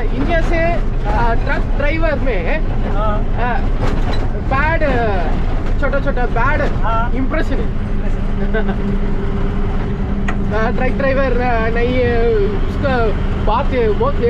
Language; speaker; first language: Hindi; non-native, learner; Tamil